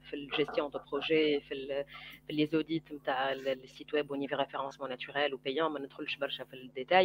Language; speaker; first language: French; non-native, local second language; Arabic